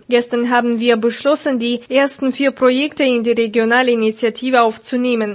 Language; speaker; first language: German; non-native, fluent; Russian